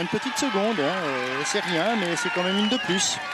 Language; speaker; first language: French; native; French